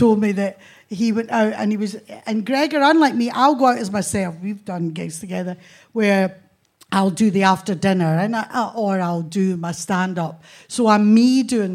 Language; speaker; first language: English; native; English